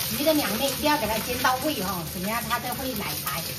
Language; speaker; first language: Chinese; native; Chinese